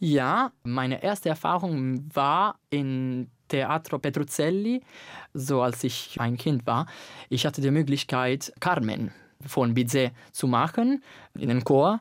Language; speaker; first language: German; non-native, learner; Italian